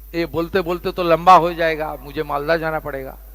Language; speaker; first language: Hindi; non-native, local second language; Bangla